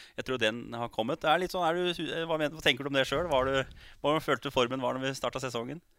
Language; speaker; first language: Norwegian; native; Norwegian